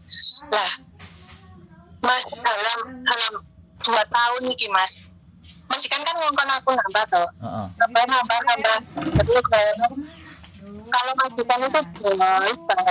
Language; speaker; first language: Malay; non-native, local second language; Javanese